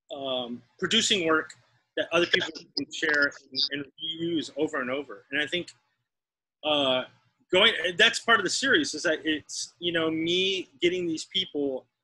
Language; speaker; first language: English; native; English